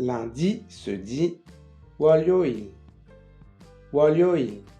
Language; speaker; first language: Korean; non-native, fluent; French